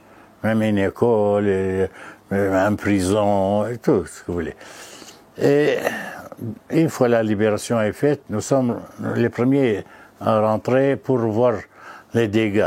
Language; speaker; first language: French; non-native, fluent; Arabic